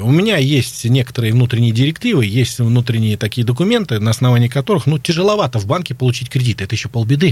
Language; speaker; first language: Russian; native; Russian